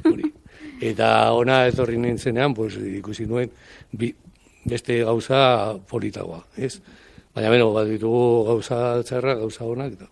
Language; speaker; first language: Basque; non-native, local second language; Spanish